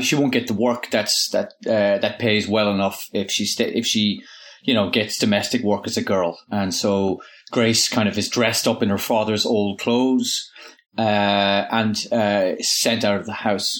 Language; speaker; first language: English; native; English